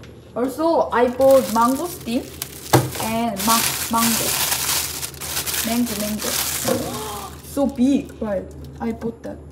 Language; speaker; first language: English; non-native, learner; Korean